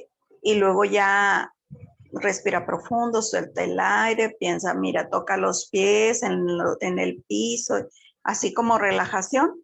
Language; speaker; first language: Spanish; native; Spanish